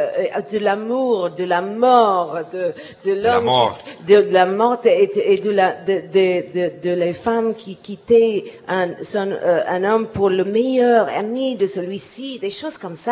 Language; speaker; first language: French; non-native, learner; English